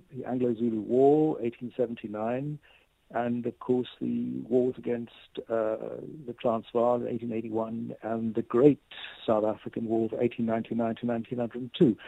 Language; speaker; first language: English; native; English